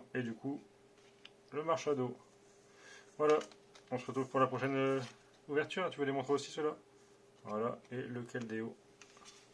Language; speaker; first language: French; native; French